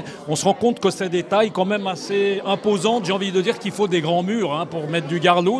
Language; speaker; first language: French; native; French